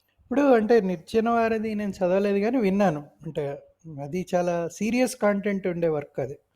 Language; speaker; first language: Telugu; native; Telugu